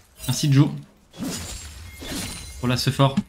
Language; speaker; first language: French; native; French